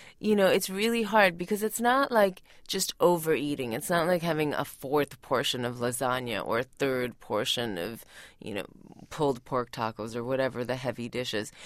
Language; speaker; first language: English; early bilingual, other home language; Tamil